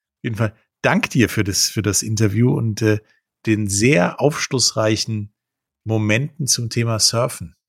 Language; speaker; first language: German; native; German